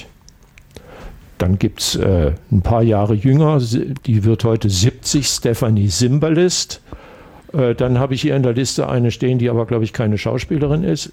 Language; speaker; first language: German; native; German